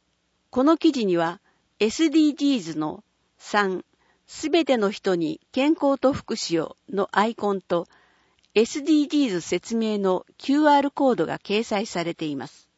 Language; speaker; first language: Japanese; native; Japanese